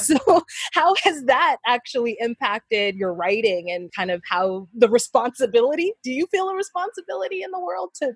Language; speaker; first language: English; native; English